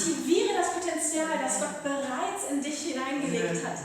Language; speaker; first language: German; native; German